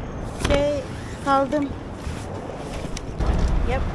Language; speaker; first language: Turkish; non-native, learner; Filipino